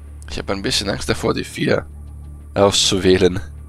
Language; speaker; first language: German; native; German